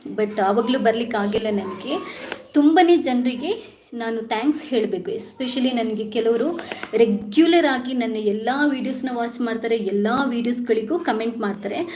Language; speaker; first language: Kannada; non-native, local second language; Tulu